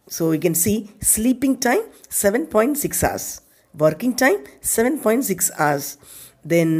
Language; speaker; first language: English; non-native, local second language; Tamil